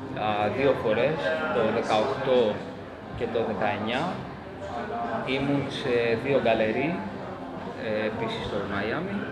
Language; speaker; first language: Greek; early bilingual, other home language; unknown